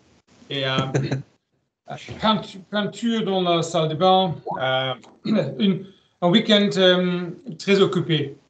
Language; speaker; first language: French; non-native, learner; German